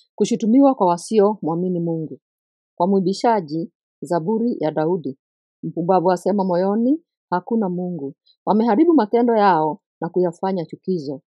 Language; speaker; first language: Swahili; non-native, local second language; Kikuyu